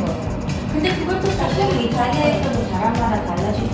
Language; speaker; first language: Korean; non-native, learner; Italian